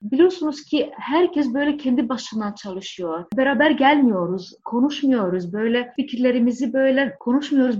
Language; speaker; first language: Turkish; non-native, fluent; Greek